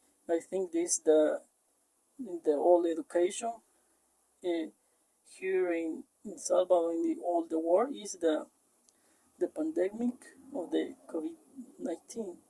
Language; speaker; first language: English; non-native, learner; Spanish